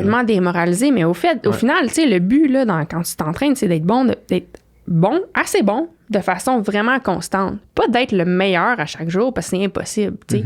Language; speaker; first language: French; native; French